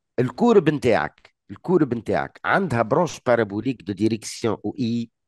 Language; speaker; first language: French; non-native, local second language; Arabic